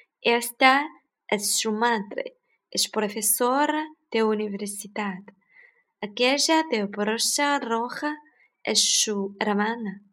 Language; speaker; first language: Spanish; non-native, learner; Chinese